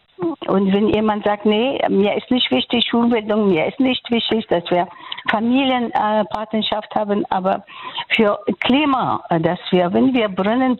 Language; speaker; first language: German; non-native, fluent; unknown